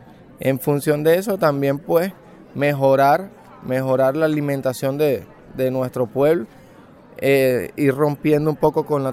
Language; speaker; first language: Spanish; native; Spanish